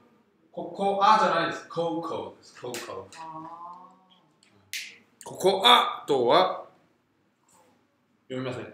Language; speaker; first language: Japanese; non-native, fluent; Korean